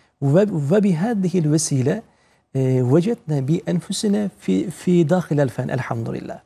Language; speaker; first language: Arabic; non-native, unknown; Turkish